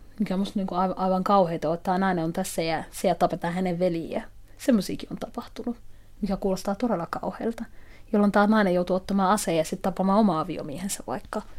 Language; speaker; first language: Finnish; non-native, fluent; Somali